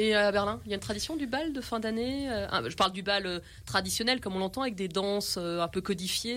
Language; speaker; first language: French; native; French